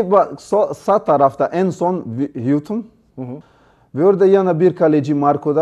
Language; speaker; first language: Turkish; non-native, learner; Portuguese